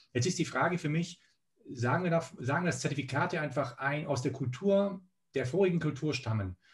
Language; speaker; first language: German; early bilingual, other home language; Serbian